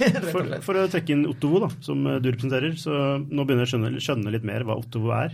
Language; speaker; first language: Norwegian; native; Norwegian